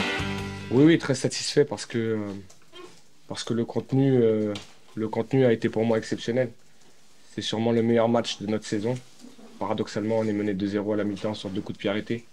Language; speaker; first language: French; native; French